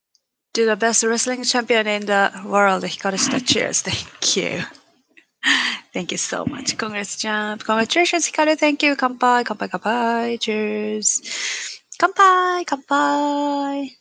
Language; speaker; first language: English; non-native, learner; Japanese